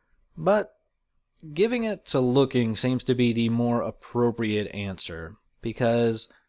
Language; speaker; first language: English; native; English